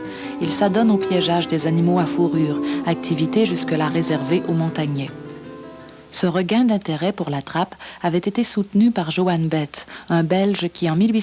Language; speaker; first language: French; native; French